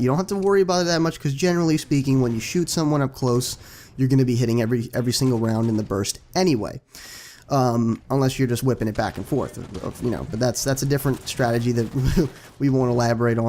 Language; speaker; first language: English; native; English